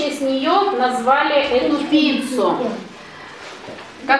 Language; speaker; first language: Russian; native; Russian